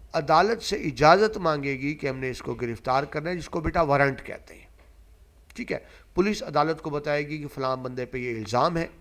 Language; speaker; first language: Urdu; non-native, local second language; Punjabi